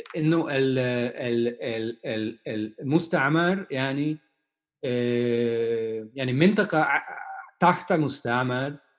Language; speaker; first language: Arabic; non-native, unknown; Hungarian